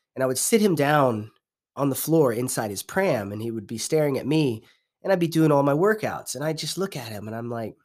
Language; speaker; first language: English; native; English